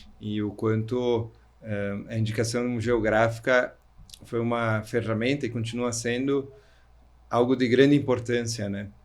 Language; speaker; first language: Portuguese; native; Portuguese